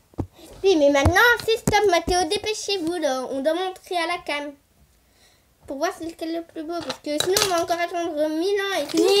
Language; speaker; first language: French; native; French